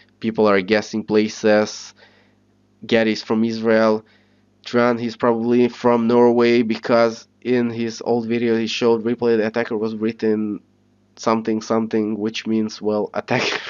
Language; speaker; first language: English; non-native, fluent; Hebrew